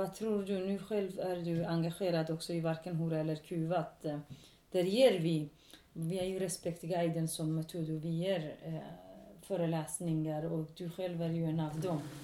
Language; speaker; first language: Swedish; non-native, local second language; Kurdish